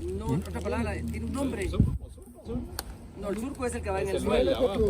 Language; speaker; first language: Spanish; native; Spanish